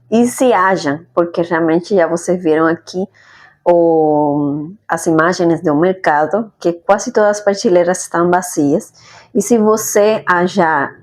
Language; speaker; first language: Portuguese; non-native, fluent; Spanish